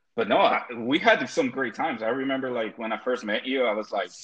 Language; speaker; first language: English; early bilingual, other home language; Spanish